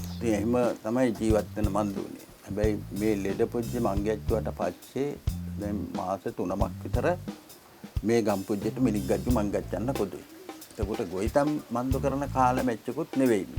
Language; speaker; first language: Sinhala; native; Sinhala